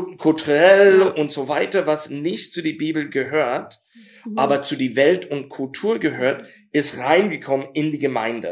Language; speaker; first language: German; non-native, learner; English